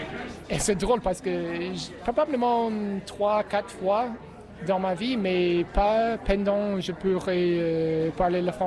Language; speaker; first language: French; non-native, learner; English